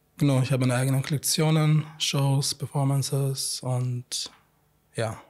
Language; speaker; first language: German; non-native, fluent; Arabic